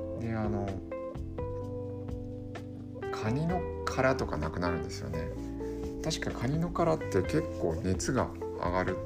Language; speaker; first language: Japanese; native; Japanese